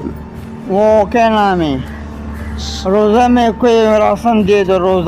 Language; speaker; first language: Hindi; non-native, local second language; Pashto